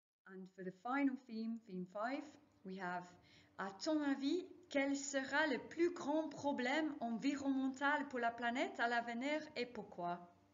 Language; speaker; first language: French; non-native, fluent; English